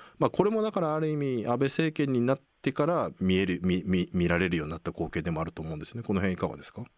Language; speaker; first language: Japanese; native; Japanese